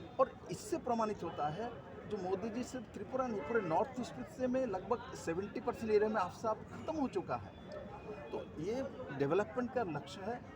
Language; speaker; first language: Hindi; non-native, local second language; Bangla